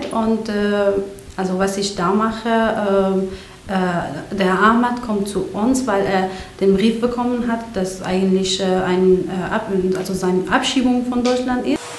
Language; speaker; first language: German; non-native, fluent; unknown